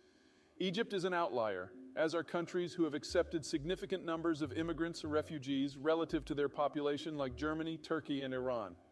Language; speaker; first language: English; native; English